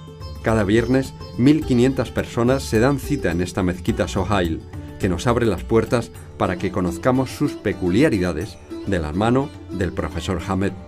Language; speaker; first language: Spanish; native; Spanish